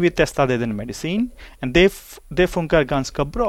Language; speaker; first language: Swedish; non-native, learner; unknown